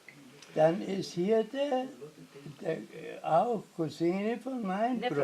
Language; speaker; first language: German; early bilingual, heritage; Portuguese